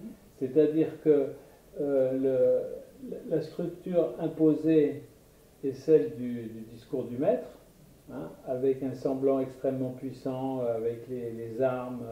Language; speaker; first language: French; native; French